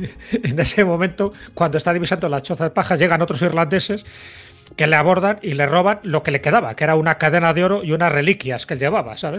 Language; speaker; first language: Spanish; native; Spanish